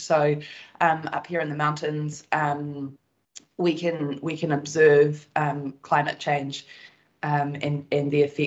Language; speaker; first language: English; native; English